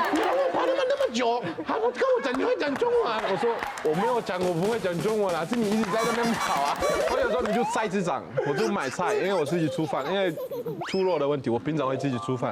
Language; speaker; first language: Chinese; non-native, fluent; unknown